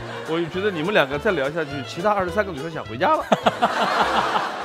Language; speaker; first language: Chinese; native; Chinese